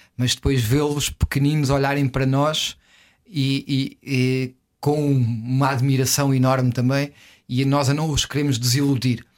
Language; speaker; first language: Portuguese; native; Portuguese